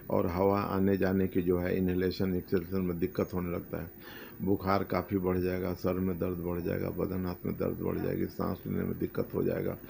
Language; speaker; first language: Hindi; native; Hindi